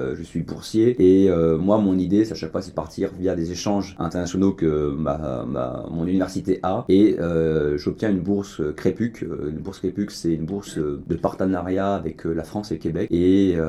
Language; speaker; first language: French; native; French